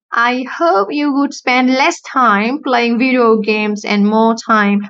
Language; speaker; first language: English; non-native, fluent; Vietnamese